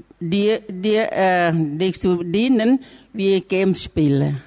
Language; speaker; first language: German; non-native, learner; Thai